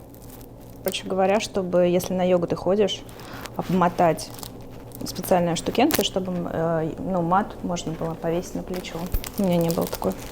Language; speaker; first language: Russian; native; Russian